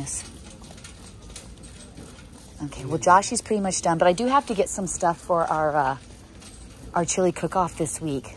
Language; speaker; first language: English; native; English